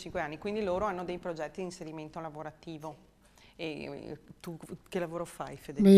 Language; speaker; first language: Italian; native; Italian